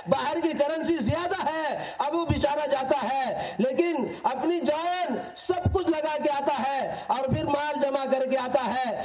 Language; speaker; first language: Urdu; native; Urdu